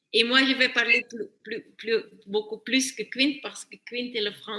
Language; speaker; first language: French; non-native, fluent; Dutch